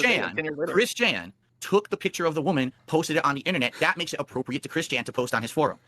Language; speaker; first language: English; native; English